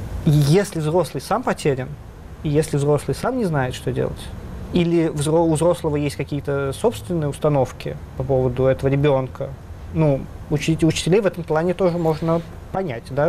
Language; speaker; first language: Russian; native; Russian